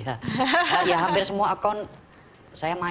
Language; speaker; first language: Indonesian; native; Indonesian